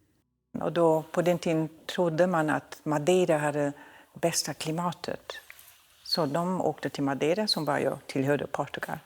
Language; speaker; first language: Swedish; non-native, fluent; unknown